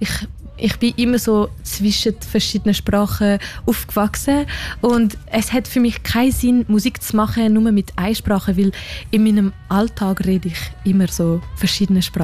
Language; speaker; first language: German; non-native, local second language; French